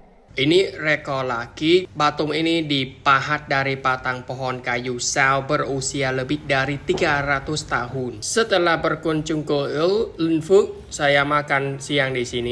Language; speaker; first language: Indonesian; non-native, learner; Vietnamese